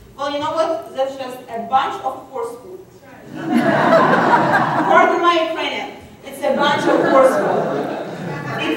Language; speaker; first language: English; non-native, fluent; Russian